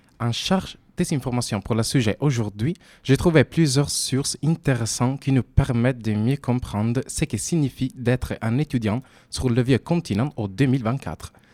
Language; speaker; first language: French; non-native, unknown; Italian